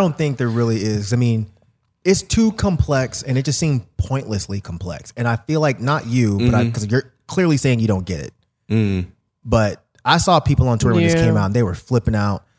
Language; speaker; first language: English; native; English